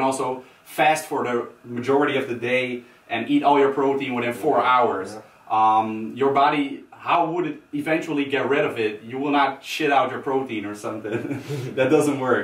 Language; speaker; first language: English; non-native, fluent; Dutch